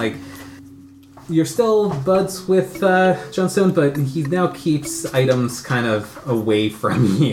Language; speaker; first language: English; native; English